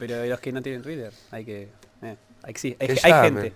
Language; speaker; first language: Spanish; native; Spanish